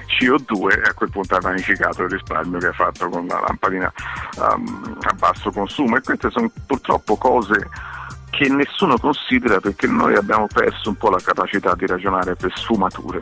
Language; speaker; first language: Italian; native; Italian